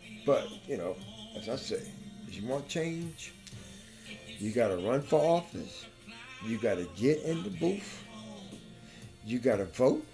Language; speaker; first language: English; native; English